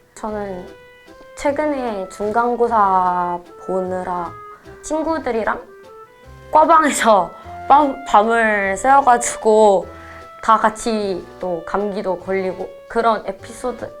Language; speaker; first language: Korean; non-native, fluent; Indonesian